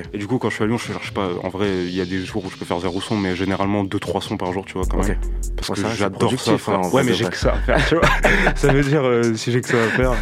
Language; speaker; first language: French; early bilingual, other home language; Romanian